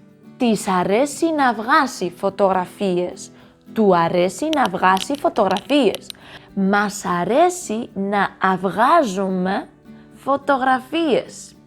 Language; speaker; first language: Greek; non-native, learner; Spanish